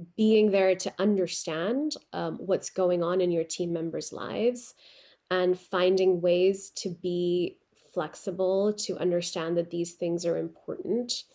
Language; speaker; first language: English; non-native, local second language; Urdu